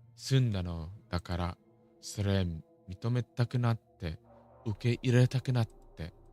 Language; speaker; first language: Japanese; non-native, learner; English